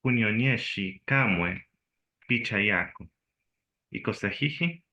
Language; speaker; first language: Swahili; non-native, learner; Spanish